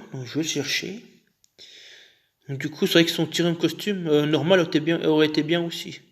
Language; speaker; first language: French; native; French